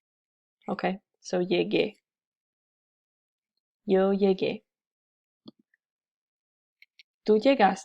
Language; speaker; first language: Spanish; non-native, fluent; English